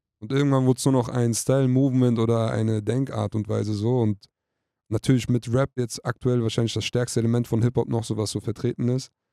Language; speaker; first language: German; early bilingual, other home language; Turkish